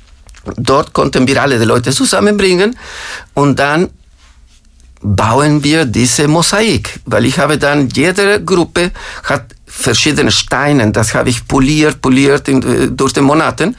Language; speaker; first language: German; non-native, fluent; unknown